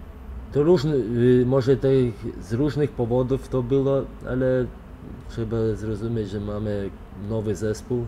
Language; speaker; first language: Polish; non-native, fluent; Lithuanian